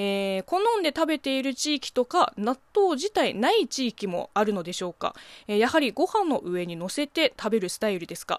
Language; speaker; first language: Japanese; non-native, fluent; Chinese